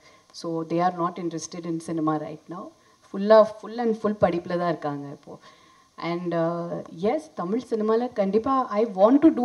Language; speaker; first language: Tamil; non-native, fluent; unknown